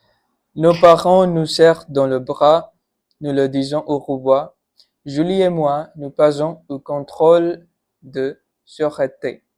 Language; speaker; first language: French; non-native, learner; Punjabi